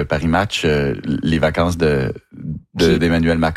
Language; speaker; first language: French; native; French